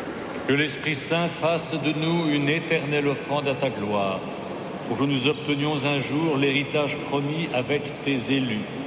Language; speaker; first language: French; native; French